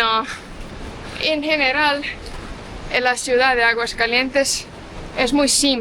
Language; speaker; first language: Spanish; non-native, fluent; Portuguese